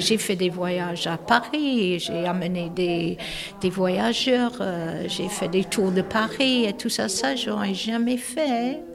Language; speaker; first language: French; non-native, fluent; English